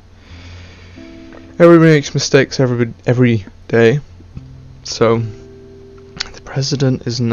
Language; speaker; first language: English; native; English